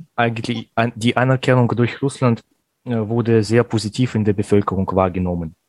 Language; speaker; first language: German; non-native, fluent; Russian